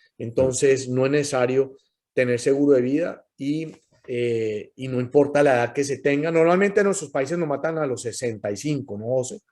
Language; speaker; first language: Spanish; native; Spanish